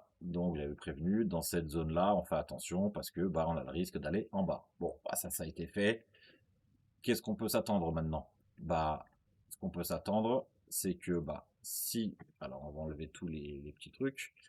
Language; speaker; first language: French; native; French